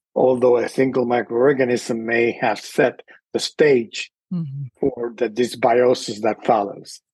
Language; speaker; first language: English; early bilingual, other home language; Spanish